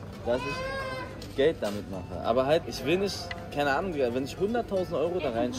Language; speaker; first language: German; native; German